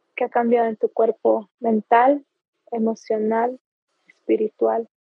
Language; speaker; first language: Spanish; native; Spanish